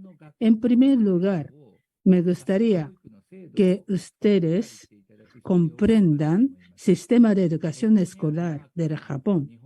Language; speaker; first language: Spanish; non-native, learner; Japanese